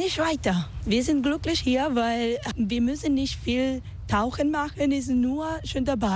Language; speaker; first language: German; non-native, learner; Spanish